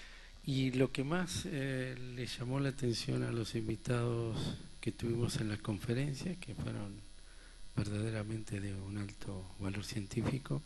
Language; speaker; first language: Spanish; native; Spanish